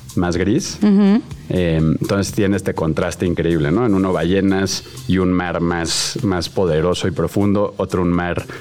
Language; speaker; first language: Spanish; native; Spanish